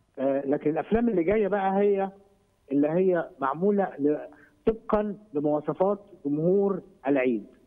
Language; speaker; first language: Egyptian Arabic; native; Egyptian Arabic